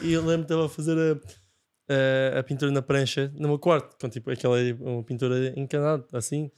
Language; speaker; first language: Portuguese; non-native, fluent; Japanese